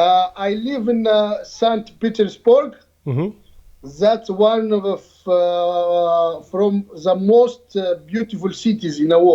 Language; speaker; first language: English; non-native, learner; Arabic